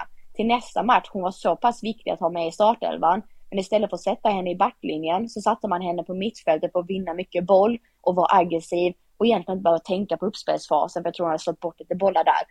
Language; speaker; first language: Swedish; native; Swedish